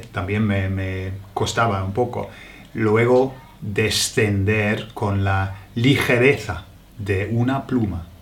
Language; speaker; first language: Spanish; non-native, fluent; English